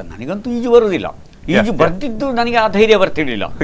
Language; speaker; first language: Kannada; non-native, local second language; Marathi